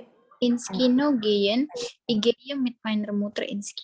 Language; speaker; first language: German; non-native, learner; Indonesian